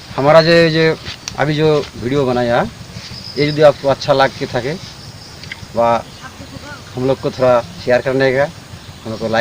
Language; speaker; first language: Hindi; non-native, local second language; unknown